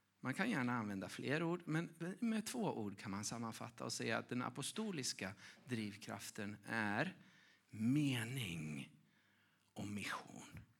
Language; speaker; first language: Swedish; native; Swedish